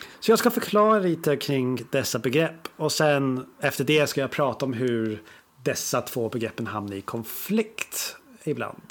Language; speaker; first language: Swedish; native; Swedish